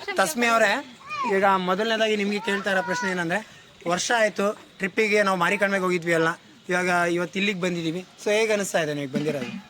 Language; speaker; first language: Kannada; non-native, local second language; Urdu